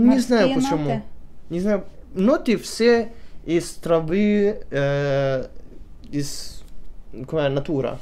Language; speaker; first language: Russian; early bilingual, heritage; Italian